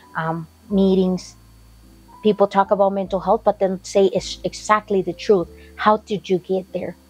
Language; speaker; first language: English; non-native, fluent; Spanish